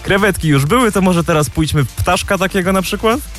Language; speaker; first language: Polish; native; Polish